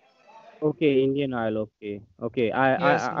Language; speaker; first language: English; non-native, learner; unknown